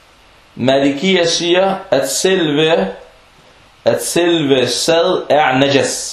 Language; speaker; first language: Danish; non-native, local second language; Arabic